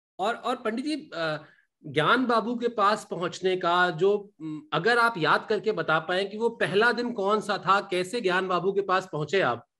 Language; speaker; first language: Hindi; native; Hindi